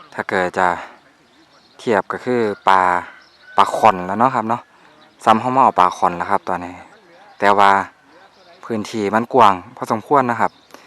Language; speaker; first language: Thai; native; Thai